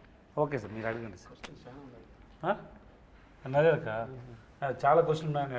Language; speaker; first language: Telugu; non-native, learner; Tamil